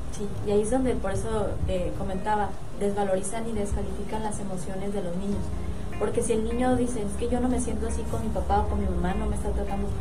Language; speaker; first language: Spanish; native; Spanish